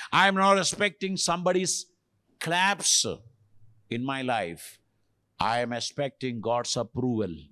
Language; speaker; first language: English; non-native, local second language; Telugu